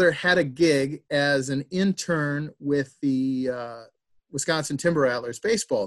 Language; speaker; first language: English; native; English